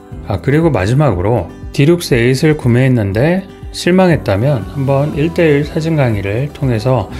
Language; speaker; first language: Korean; native; Korean